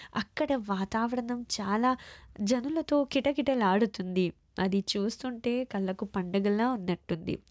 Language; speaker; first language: Telugu; early bilingual, heritage; Telugu